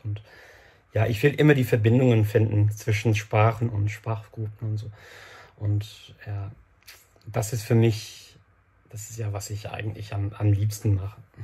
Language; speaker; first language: German; non-native, fluent; English